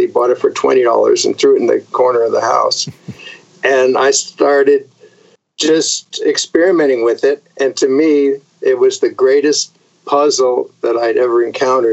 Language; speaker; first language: English; native; English